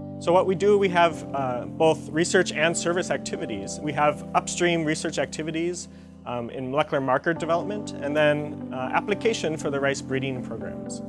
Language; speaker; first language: English; native; English